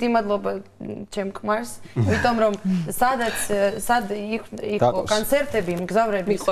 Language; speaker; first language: Georgian; non-native, learner; Russian